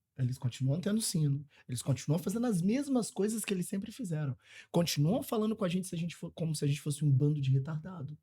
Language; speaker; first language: Portuguese; native; Portuguese